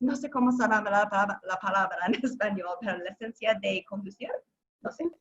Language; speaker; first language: Spanish; non-native, learner; English